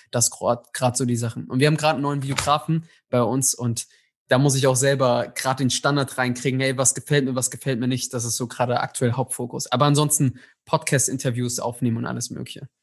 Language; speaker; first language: German; early bilingual, other home language; Tigrinya